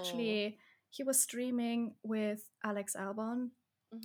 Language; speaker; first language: English; non-native, fluent; German